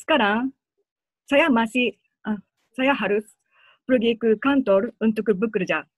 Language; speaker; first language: Indonesian; non-native, learner; Japanese